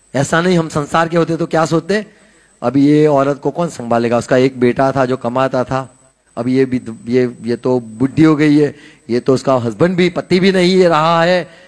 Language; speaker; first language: Hindi; non-native, local second language; Gujarati